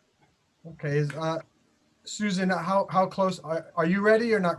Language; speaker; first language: English; native; English